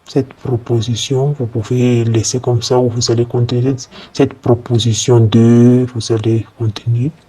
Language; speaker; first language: French; non-native, fluent; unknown